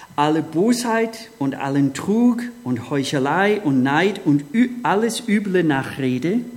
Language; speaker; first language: German; non-native, fluent; English